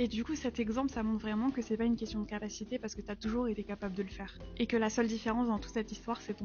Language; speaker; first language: French; native; French